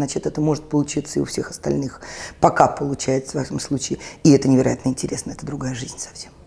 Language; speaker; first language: Russian; native; Russian